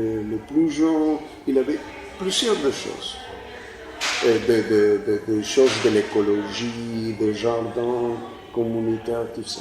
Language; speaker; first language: French; non-native, fluent; Spanish